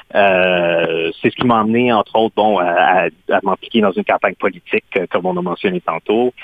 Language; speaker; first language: French; native; French